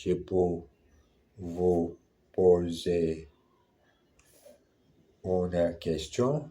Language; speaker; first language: French; non-native, learner; German